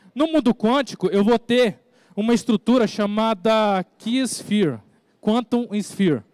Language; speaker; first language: Portuguese; native; Portuguese